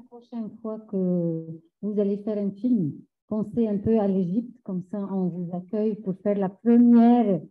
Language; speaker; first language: French; non-native, fluent; Arabic